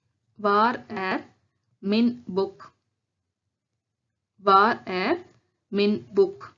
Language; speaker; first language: Swedish; non-native, learner; Tamil